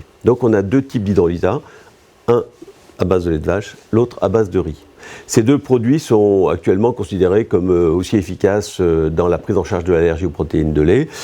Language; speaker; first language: French; native; French